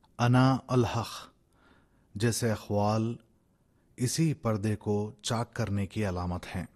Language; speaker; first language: Urdu; native; Urdu